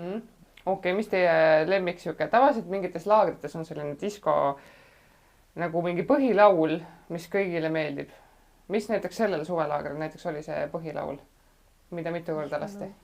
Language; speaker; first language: Estonian; native; Estonian